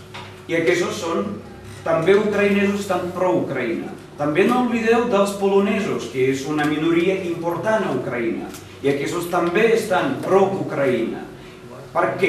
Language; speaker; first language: Catalan; non-native, fluent; Ukrainian